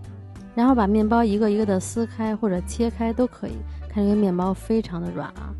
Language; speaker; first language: Chinese; native; Chinese